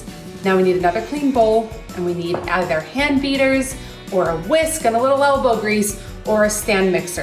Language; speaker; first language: English; native; English